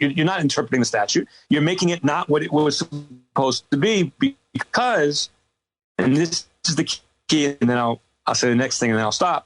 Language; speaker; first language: English; native; English